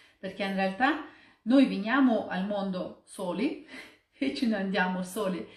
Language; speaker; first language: Italian; non-native, fluent; Russian